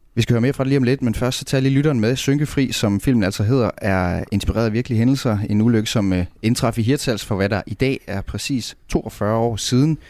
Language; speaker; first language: Danish; native; Danish